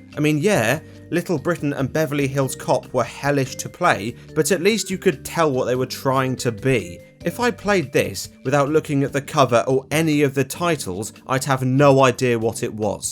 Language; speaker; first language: English; native; English